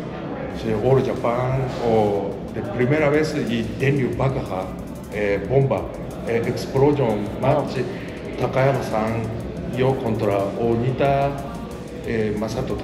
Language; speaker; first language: Spanish; non-native, learner; Japanese